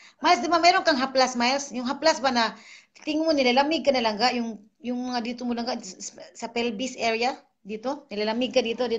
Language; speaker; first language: Filipino; non-native, local second language; Cebuano